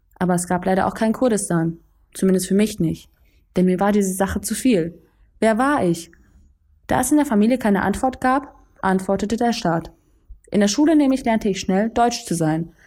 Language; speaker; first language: German; early bilingual, other home language; Kurdish